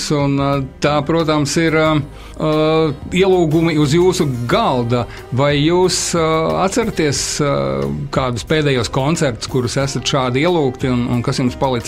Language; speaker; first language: Latvian; native; Latvian